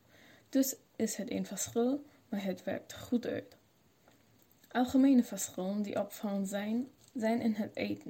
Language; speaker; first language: Dutch; non-native, learner; German